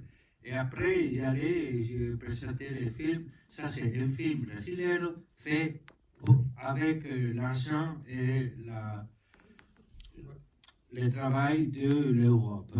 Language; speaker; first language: French; non-native, learner; Spanish